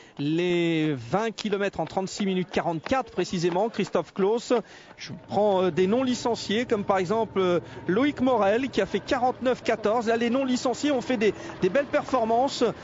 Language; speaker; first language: French; native; French